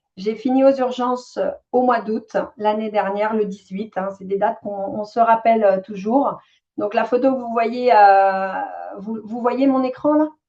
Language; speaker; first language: French; native; French